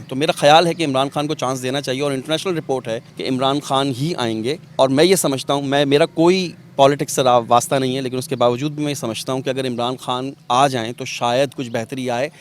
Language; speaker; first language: Urdu; non-native, local second language; Punjabi